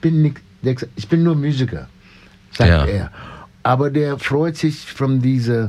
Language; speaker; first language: German; non-native, learner; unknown